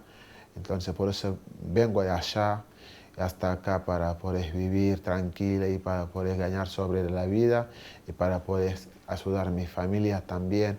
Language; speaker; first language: Spanish; non-native, learner; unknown